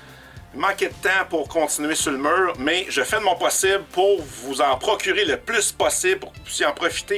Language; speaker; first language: French; native; French